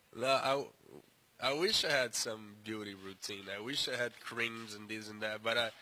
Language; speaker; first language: English; non-native, fluent; Portuguese